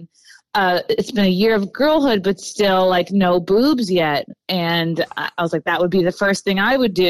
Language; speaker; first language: English; native; English